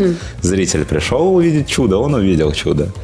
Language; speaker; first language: Russian; native; Russian